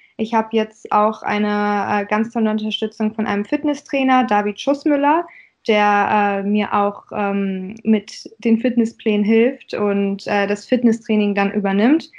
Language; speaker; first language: German; early bilingual, other home language; Russian